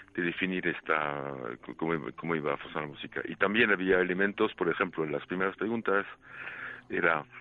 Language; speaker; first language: Spanish; non-native, fluent; French